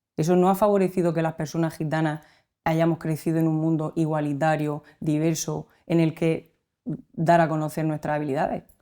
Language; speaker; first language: Spanish; native; Spanish